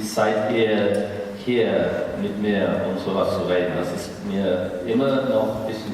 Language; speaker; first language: German; non-native, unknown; English